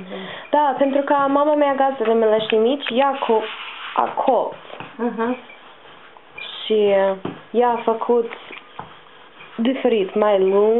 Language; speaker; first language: Romanian; non-native, learner; English